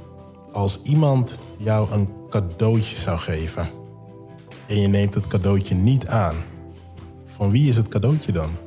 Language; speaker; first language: Dutch; native; Dutch